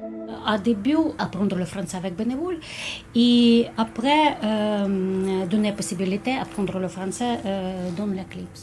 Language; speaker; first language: French; non-native, learner; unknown